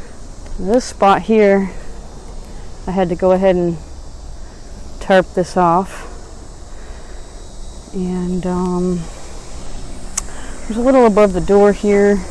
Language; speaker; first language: English; native; English